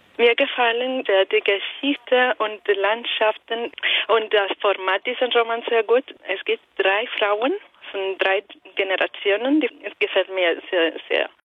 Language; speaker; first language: German; non-native, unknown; Italian